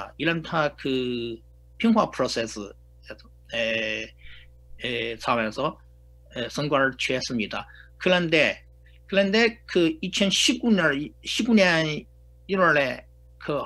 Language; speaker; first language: Korean; non-native, fluent; Chinese